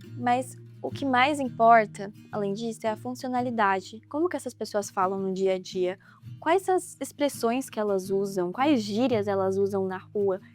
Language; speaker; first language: Portuguese; native; Portuguese